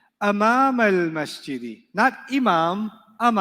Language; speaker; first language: Arabic; non-native, fluent; English